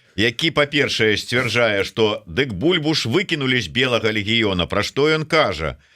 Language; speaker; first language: Belarusian; native; Belarusian